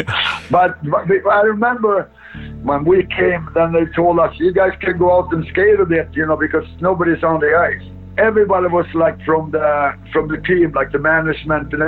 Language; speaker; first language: English; non-native, fluent; Swedish